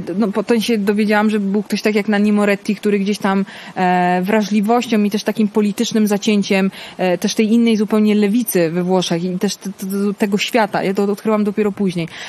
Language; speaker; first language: Polish; early bilingual, heritage; Italian